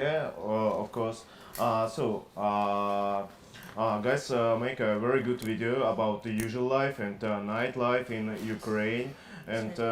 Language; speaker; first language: English; non-native, learner; Russian